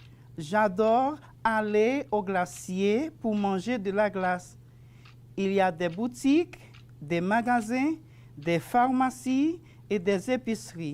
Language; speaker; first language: French; non-native, fluent; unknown